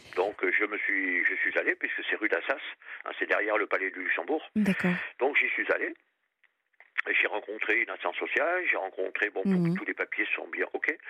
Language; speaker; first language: French; native; French